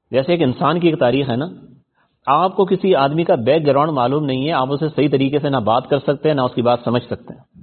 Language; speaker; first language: Urdu; non-native, local second language; Punjabi